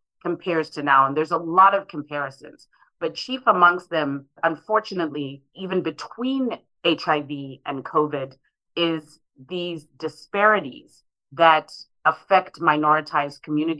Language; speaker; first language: English; non-native, local second language; Shona